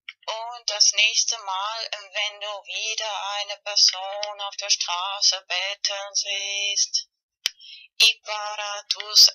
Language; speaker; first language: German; non-native, learner; Spanish